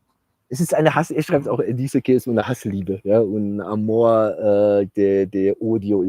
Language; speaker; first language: German; native; German